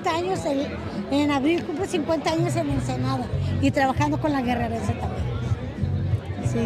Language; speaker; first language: Spanish; native; Spanish